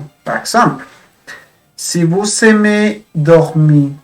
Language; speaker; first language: French; non-native, fluent; Spanish